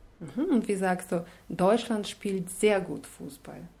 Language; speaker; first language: German; non-native, fluent; Russian